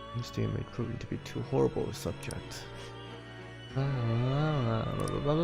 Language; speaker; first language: English; native; English